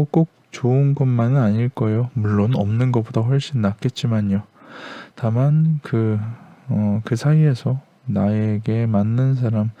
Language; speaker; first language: Korean; native; Korean